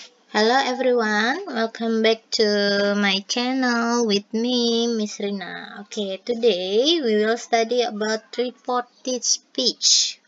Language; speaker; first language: English; non-native, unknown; Indonesian